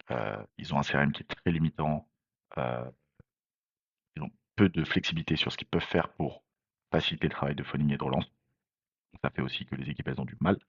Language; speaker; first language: French; native; French